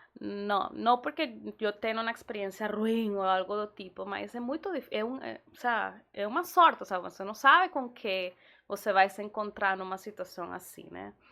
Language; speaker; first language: Portuguese; non-native, fluent; Spanish